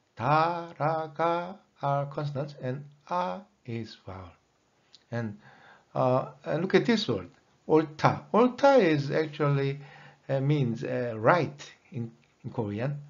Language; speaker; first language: English; non-native, fluent; Korean